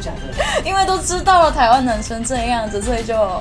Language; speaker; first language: Chinese; non-native, fluent; Japanese